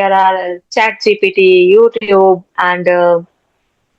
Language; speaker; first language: English; non-native, learner; Hindi